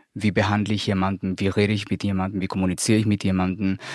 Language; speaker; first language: German; non-native, fluent; Spanish